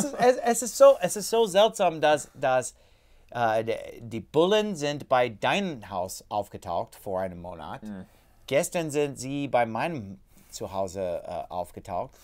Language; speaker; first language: German; non-native, learner; English